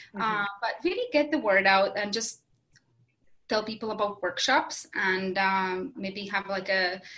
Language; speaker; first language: English; non-native, fluent; Latvian